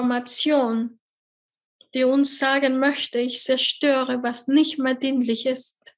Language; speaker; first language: German; non-native, fluent; Spanish